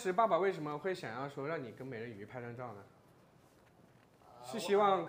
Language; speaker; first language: Chinese; native; Chinese